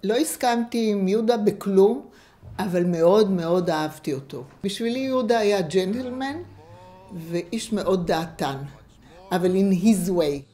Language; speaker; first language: Hebrew; non-native, fluent; English